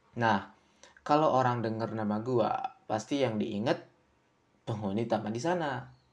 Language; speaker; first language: Indonesian; native; Indonesian